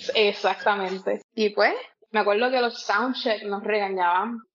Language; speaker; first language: Spanish; native; Spanish